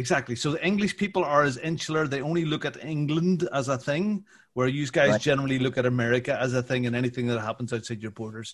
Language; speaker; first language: English; native; English